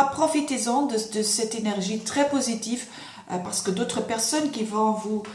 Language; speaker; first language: French; non-native, fluent; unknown